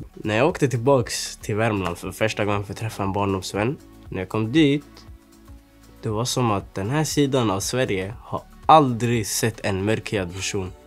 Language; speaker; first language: Swedish; early bilingual, other home language; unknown